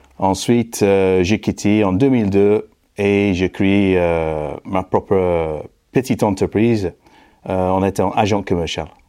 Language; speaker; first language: French; non-native, fluent; English